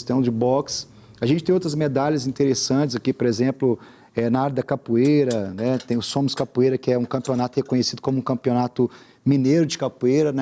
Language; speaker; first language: Portuguese; native; Portuguese